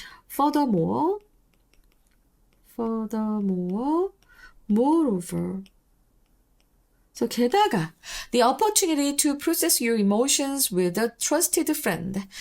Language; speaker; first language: English; non-native, fluent; Korean